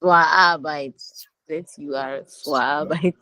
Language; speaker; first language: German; non-native, learner; Akan